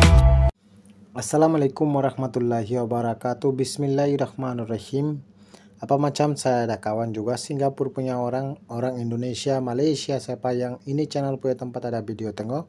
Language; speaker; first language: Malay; non-native, learner; Bangla